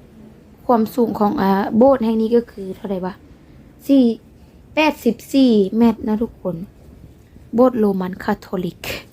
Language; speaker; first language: Thai; non-native, local second language; Lao